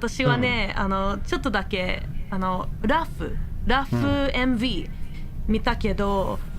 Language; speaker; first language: Japanese; non-native, learner; English